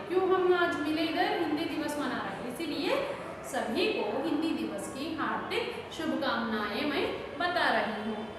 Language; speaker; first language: Hindi; non-native, local second language; Telugu